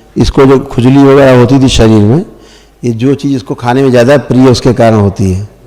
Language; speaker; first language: Hindi; native; Hindi